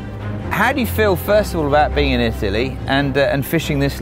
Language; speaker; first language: English; native; English